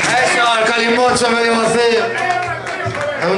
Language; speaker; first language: Spanish; native; Spanish